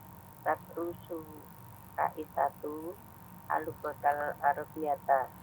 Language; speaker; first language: Arabic; non-native, learner; Indonesian